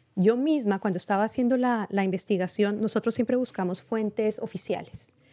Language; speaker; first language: Spanish; native; Spanish